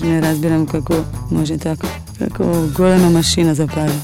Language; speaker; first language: Macedonian; non-native, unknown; Hebrew